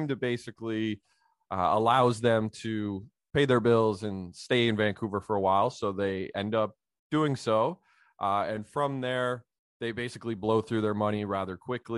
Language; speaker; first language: English; native; English